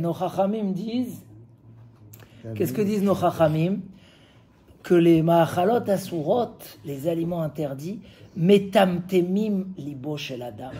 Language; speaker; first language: French; native; French